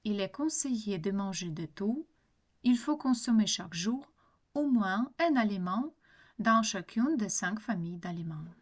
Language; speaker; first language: French; non-native, fluent; Ukrainian